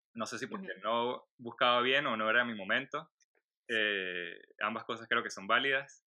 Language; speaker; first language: Spanish; native; Spanish